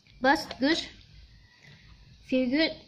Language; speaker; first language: English; non-native, learner; Vietnamese